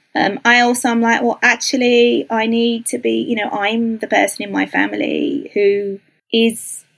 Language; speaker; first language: English; native; English